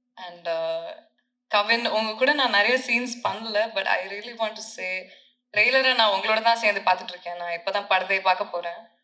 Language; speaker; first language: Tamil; native; Tamil